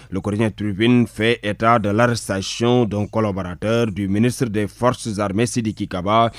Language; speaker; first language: French; non-native, local second language; Wolof